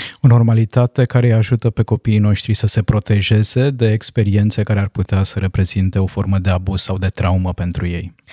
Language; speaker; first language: Romanian; non-native, local second language; Hungarian